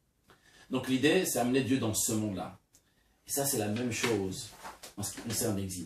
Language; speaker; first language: French; native; French